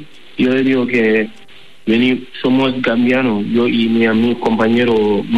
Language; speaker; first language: Spanish; non-native, learner; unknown